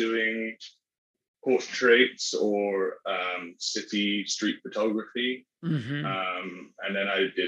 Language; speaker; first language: English; native; English